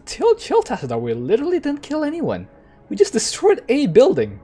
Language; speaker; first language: English; native; English